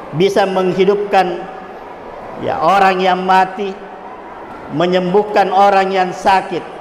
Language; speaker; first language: Indonesian; non-native, local second language; Buginese